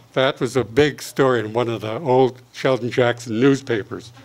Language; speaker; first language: English; native; English